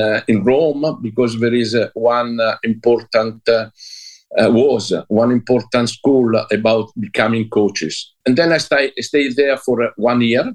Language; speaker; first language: English; non-native, learner; Italian